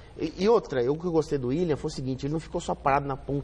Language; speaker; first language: Portuguese; native; Portuguese